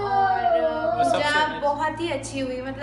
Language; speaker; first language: Hindi; native; Hindi